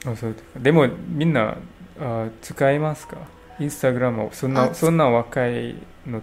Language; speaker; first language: Japanese; non-native, learner; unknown